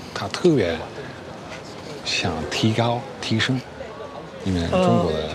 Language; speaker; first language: Chinese; non-native, fluent; Dutch